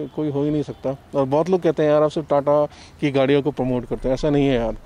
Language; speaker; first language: Hindi; native; Hindi